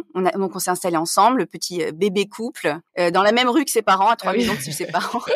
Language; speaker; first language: French; native; French